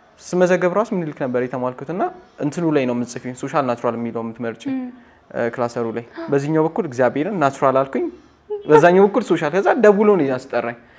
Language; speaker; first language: Amharic; native; Amharic